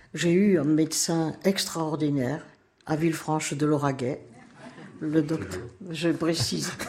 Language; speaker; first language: French; native; French